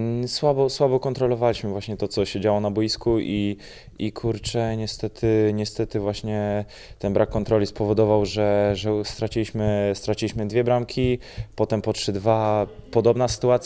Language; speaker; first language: Polish; native; Polish